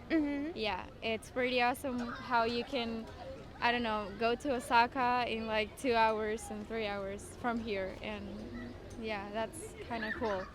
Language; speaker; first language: English; non-native, fluent; Spanish